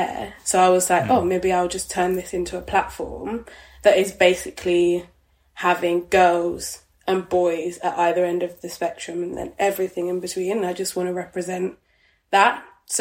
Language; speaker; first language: English; native; English